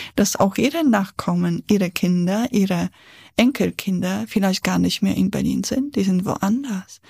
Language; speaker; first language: German; non-native, fluent; Polish